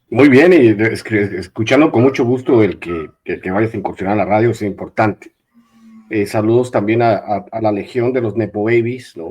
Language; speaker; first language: Spanish; native; Spanish